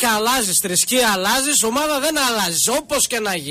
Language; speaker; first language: Greek; native; Greek